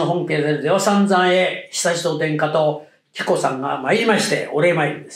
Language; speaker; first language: Japanese; native; Japanese